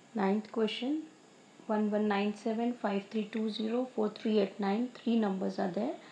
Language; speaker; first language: English; non-native, local second language; Hindi